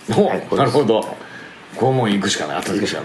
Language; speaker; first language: Japanese; native; Japanese